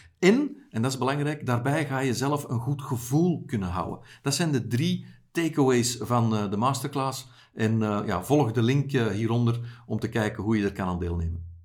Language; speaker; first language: Dutch; native; Dutch